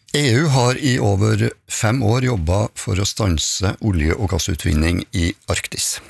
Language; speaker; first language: Norwegian; native; Norwegian